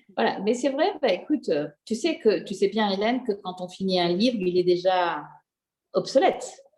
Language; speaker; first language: French; native; French